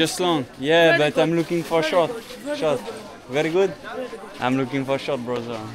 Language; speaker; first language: English; non-native, learner; French